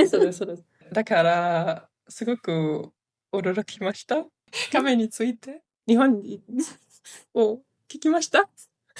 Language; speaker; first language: Japanese; non-native, learner; Italian